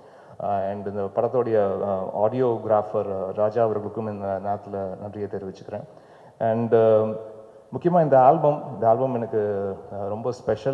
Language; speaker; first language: Tamil; native; Tamil